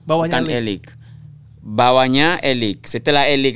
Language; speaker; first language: Indonesian; non-native, local second language; French